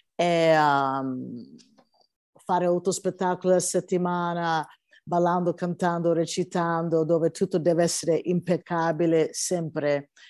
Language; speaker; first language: Italian; non-native, fluent; English